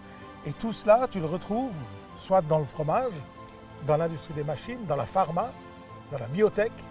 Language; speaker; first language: French; native; French